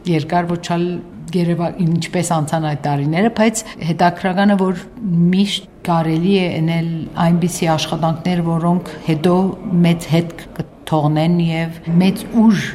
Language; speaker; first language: Armenian; early bilingual, heritage; Armenian